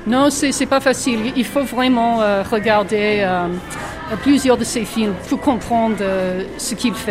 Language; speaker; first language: French; non-native, fluent; English